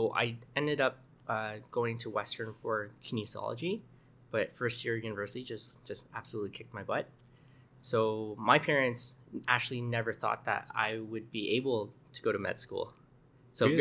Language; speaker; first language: English; native; English